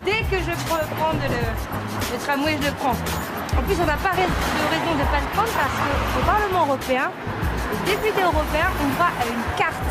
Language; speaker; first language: French; native; French